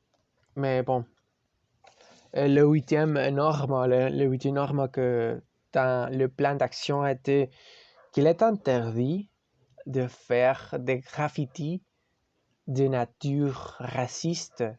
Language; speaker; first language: French; non-native, learner; Spanish